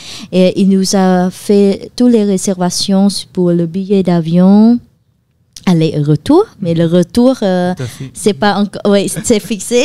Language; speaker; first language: French; non-native, fluent; Khmer